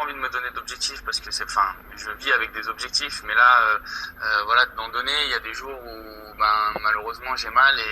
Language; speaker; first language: French; native; French